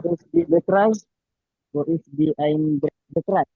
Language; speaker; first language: German; non-native, learner; Indonesian